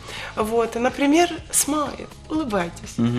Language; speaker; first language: Russian; native; Russian